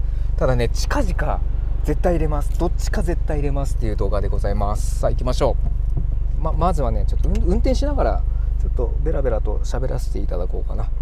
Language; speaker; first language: Japanese; native; Japanese